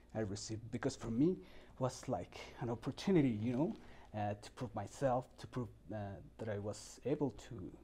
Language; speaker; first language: English; non-native, fluent; Spanish